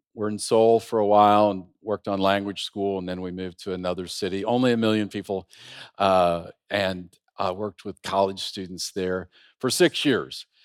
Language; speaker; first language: English; native; English